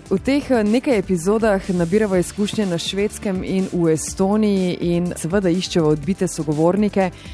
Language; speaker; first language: Slovenian; native; Slovenian